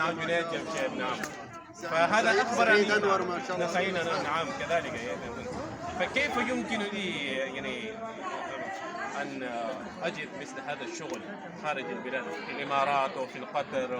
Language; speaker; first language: Arabic; non-native, fluent; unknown